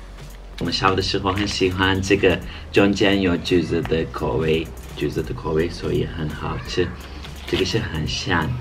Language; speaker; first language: Chinese; non-native, fluent; Turkish